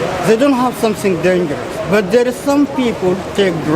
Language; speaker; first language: English; non-native, fluent; Arabic